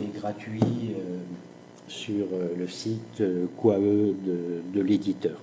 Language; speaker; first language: French; native; French